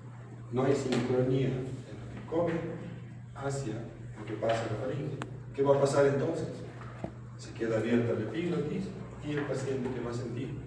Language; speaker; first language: Spanish; native; Spanish